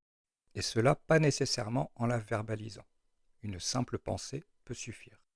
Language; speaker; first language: French; native; French